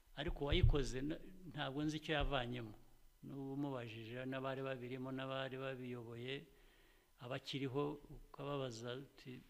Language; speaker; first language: Kinyarwanda; early bilingual, heritage; Kinyarwanda